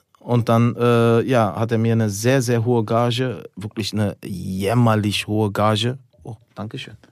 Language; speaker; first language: German; early bilingual, other home language; Turkish